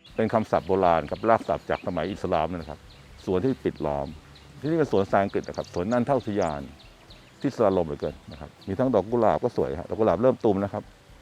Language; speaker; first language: Thai; native; Thai